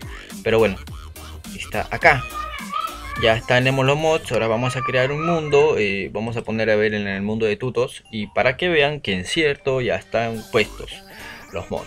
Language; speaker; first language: Spanish; native; Spanish